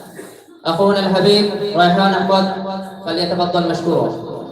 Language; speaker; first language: Arabic; non-native, learner; Bangla